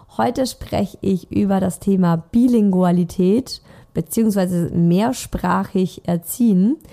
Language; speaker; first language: German; native; German